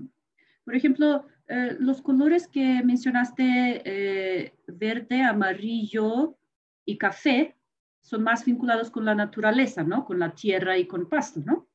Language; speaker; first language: Spanish; non-native, fluent; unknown